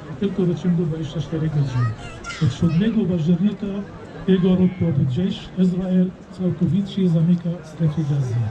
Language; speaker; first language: Polish; non-native, fluent; Arabic